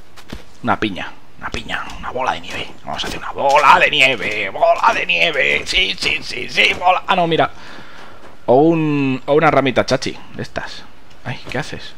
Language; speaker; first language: Spanish; native; Spanish